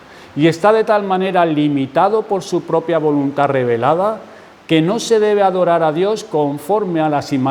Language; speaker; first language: Spanish; native; Spanish